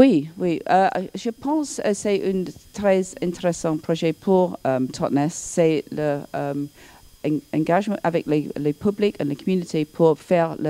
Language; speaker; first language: French; non-native, learner; English